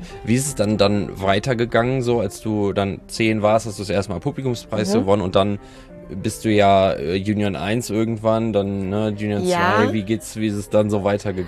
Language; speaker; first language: German; native; German